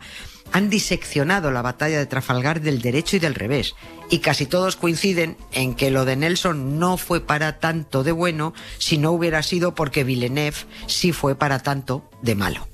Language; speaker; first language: Spanish; native; Spanish